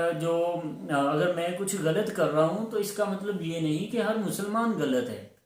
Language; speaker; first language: Urdu; non-native, local second language; Punjabi